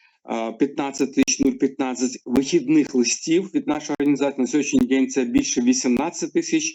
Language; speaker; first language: Ukrainian; non-native, local second language; Russian